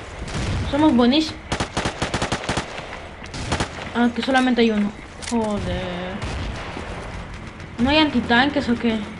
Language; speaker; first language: Spanish; native; Spanish